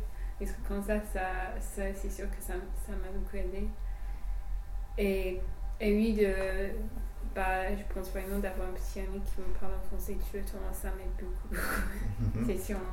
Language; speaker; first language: French; non-native, fluent; English